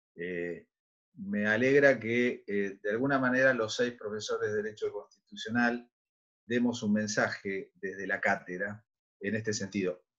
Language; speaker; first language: Spanish; native; Spanish